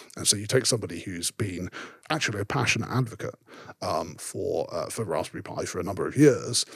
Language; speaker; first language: English; native; English